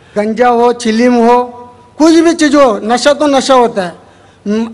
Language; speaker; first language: Hindi; non-native, local second language; Tamil